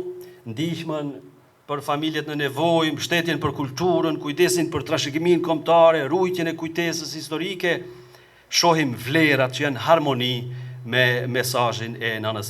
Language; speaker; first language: Albanian; native; Albanian